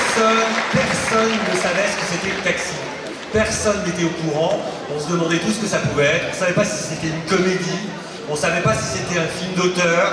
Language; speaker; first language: French; native; French